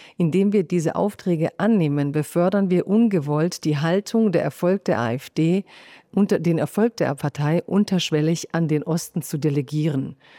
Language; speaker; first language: German; early bilingual, other home language; Croatian